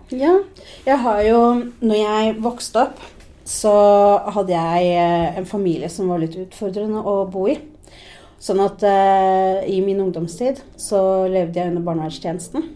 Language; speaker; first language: Norwegian; early bilingual, other home language; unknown